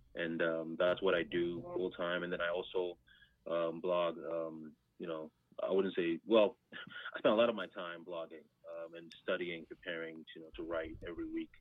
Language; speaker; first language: English; early bilingual, other home language; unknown